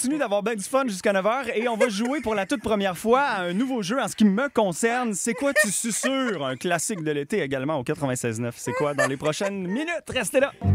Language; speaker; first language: French; native; French